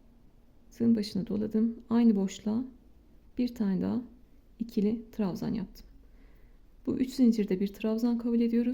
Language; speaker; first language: Turkish; native; Turkish